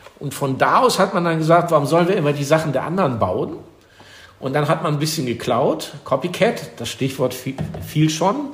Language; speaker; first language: German; native; German